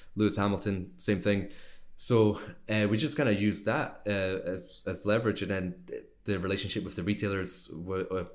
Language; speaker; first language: English; native; English